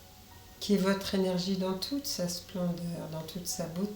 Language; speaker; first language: French; native; French